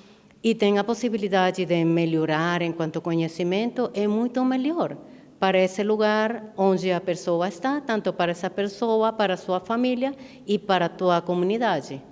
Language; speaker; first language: Portuguese; non-native, fluent; Spanish